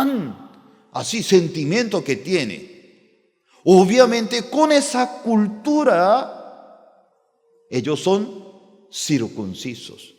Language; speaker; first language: Spanish; non-native, learner; Korean